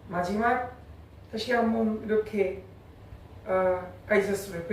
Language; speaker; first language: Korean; non-native, learner; English